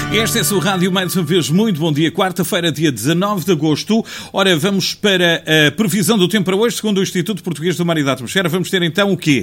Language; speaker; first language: Portuguese; native; Portuguese